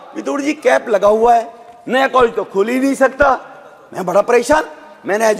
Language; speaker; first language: Hindi; native; Hindi